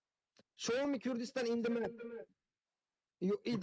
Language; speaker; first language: English; non-native, fluent; Turkish